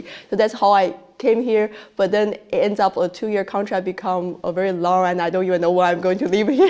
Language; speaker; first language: English; non-native, fluent; Chinese